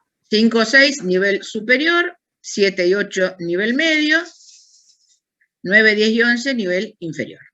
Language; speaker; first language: Spanish; native; Spanish